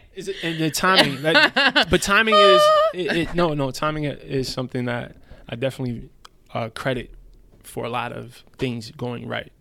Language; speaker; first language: English; early bilingual, other home language; German